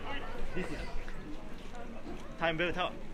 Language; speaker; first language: English; non-native, learner; Japanese